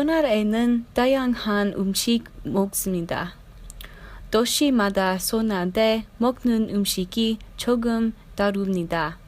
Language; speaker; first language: Korean; non-native, learner; English